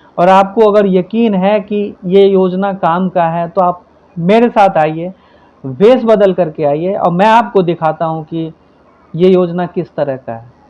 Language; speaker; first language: Hindi; native; Hindi